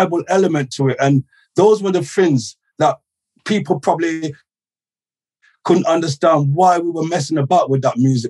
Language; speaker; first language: English; native; English